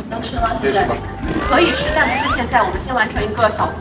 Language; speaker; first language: Chinese; native; Chinese